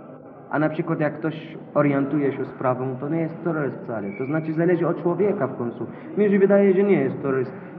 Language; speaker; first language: Polish; non-native, fluent; Arabic